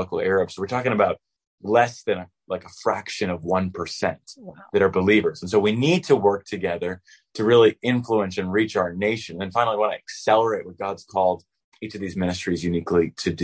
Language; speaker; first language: English; native; English